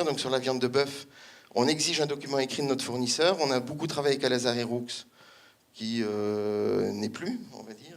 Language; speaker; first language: French; native; French